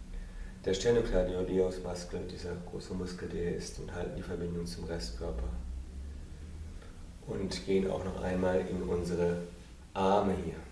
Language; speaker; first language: German; non-native, fluent; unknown